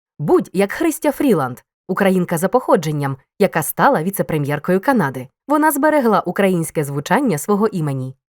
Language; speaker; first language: Ukrainian; native; Ukrainian